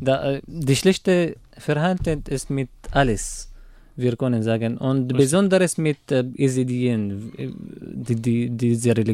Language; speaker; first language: German; non-native, learner; Arabic